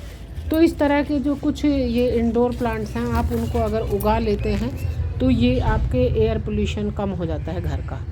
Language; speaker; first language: Hindi; native; Hindi